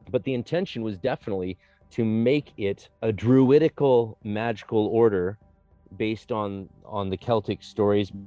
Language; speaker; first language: English; native; English